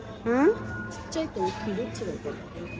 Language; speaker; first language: Japanese; early bilingual, other home language; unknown